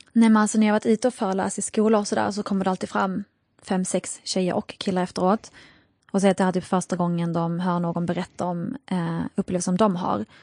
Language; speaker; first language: Swedish; early bilingual, other home language; Arabic